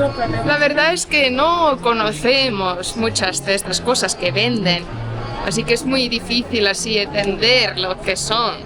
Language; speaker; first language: Spanish; non-native, fluent; Estonian